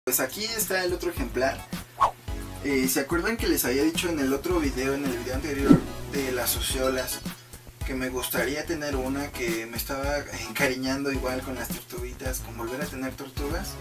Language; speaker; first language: Spanish; native; Spanish